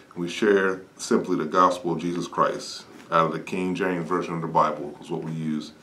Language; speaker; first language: English; native; English